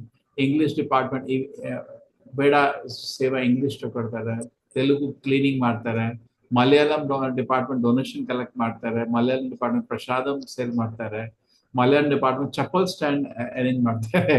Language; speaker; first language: Kannada; non-native, learner; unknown